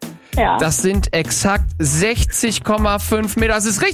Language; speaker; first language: German; native; German